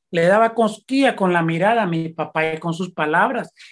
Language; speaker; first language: Spanish; early bilingual, heritage; Spanish